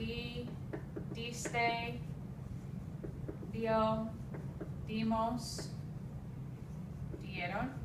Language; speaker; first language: Spanish; non-native, fluent; English